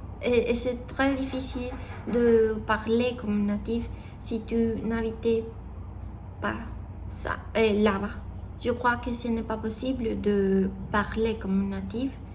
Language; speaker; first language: French; non-native, learner; Spanish